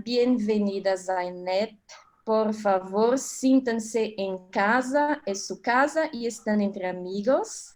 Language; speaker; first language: Spanish; non-native, fluent; Portuguese